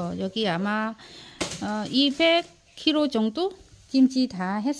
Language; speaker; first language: Korean; non-native, learner; Vietnamese